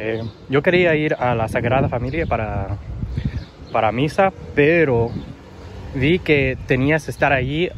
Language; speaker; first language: Spanish; early bilingual, heritage; English